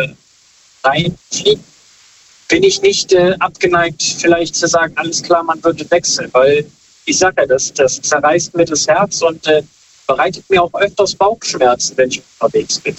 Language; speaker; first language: German; native; German